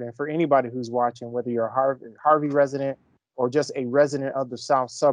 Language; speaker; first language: English; native; English